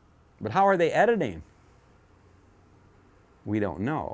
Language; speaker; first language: English; native; English